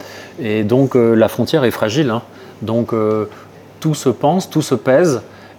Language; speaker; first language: French; native; French